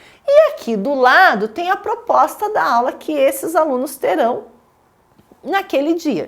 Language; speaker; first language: Portuguese; native; Portuguese